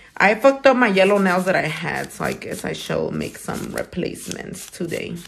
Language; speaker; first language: English; early bilingual, other home language; Spanish